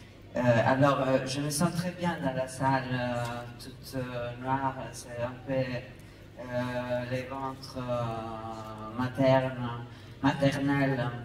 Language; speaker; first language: French; non-native, fluent; Italian